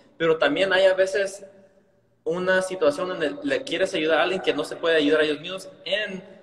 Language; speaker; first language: Spanish; early bilingual, heritage; Spanish